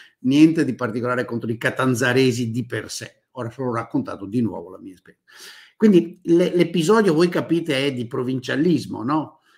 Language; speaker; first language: Italian; native; Italian